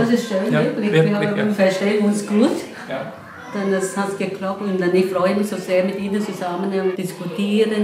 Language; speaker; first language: German; non-native, learner; Vietnamese